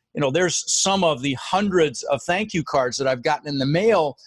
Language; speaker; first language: English; early bilingual, other home language; Dutch